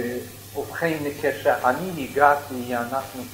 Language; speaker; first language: Hebrew; non-native, fluent; Yiddish